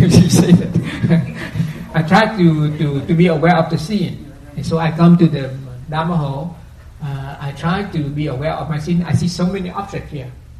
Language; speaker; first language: English; non-native, fluent; Vietnamese